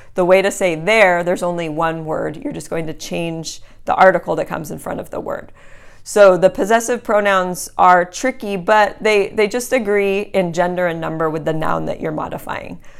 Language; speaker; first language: English; native; English